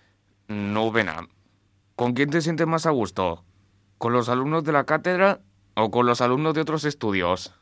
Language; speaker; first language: Spanish; native; Spanish